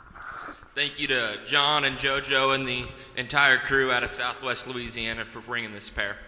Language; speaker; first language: English; native; English